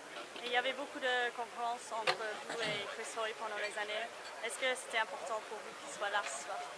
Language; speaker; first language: French; non-native, fluent; English